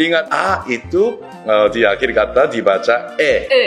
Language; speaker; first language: Indonesian; non-native, learner; Korean